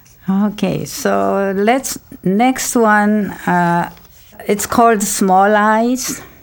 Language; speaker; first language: English; non-native, fluent; Korean